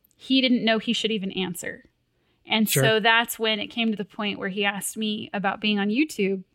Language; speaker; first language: English; native; English